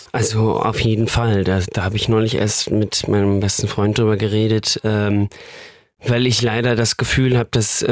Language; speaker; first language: German; native; German